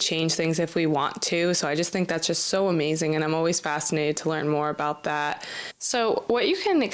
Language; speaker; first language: English; native; English